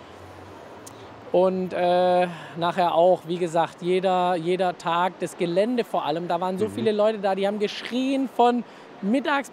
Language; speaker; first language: German; native; German